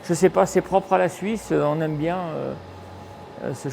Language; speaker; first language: French; native; French